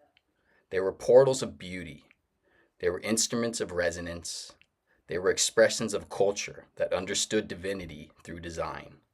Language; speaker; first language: English; native; English